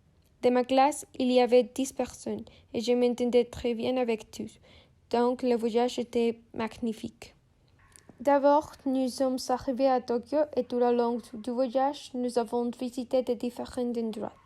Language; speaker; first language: French; non-native, learner; Spanish